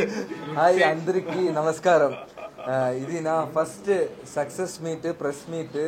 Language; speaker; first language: Telugu; non-native, learner; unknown